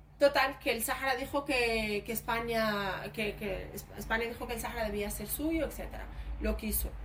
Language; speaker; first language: Spanish; early bilingual, other home language; Arabic